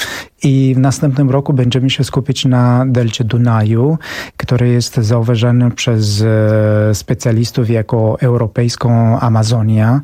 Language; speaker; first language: Polish; non-native, fluent; Romanian